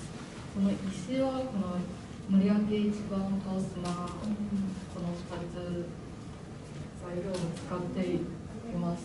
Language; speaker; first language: Japanese; non-native, fluent; Chinese